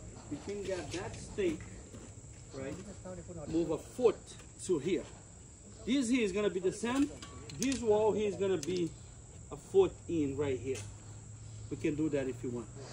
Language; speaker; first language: English; non-native, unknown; Portuguese